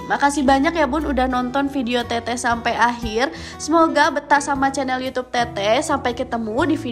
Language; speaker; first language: Indonesian; non-native, local second language; Sundanese